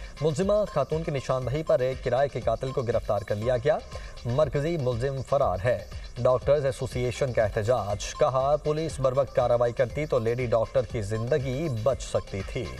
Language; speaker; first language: Urdu; native; Urdu